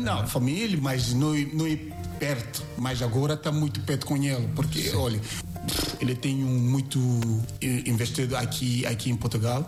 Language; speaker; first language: Portuguese; non-native, learner; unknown